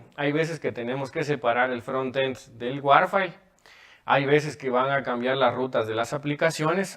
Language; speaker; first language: Spanish; native; Spanish